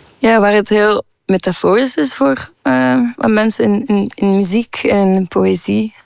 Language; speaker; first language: Dutch; non-native, local second language; French